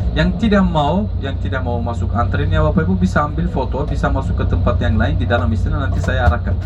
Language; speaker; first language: Indonesian; non-native, fluent; Turkish